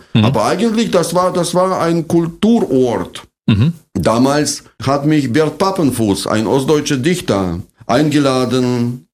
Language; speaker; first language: German; non-native, fluent; Russian